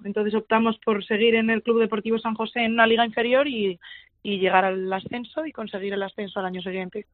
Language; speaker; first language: Spanish; native; Spanish